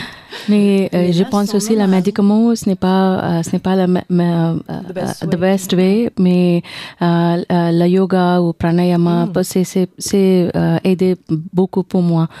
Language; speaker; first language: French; non-native, learner; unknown